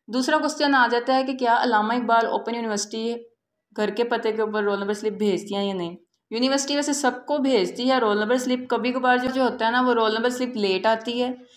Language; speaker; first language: Urdu; native; Urdu